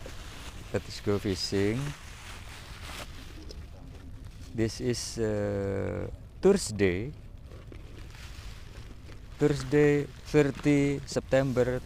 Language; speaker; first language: English; non-native, learner; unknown